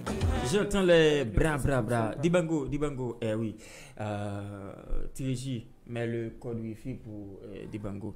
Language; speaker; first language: French; non-native, local second language; Haitian Creole